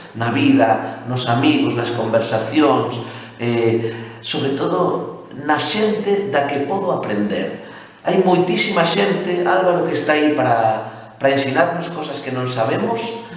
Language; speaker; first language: Galician; non-native, local second language; Spanish